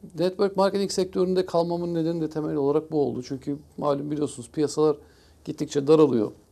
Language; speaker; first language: Turkish; early bilingual, heritage; Turkish